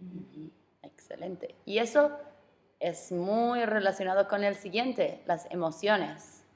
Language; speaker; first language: Spanish; non-native, fluent; English